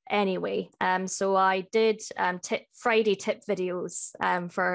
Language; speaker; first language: English; native; English